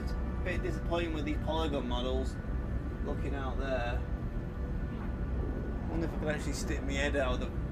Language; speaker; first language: English; native; English